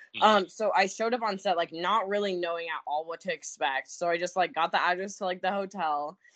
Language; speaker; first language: English; native; English